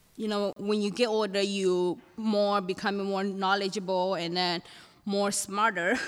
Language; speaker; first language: English; non-native, fluent; Thai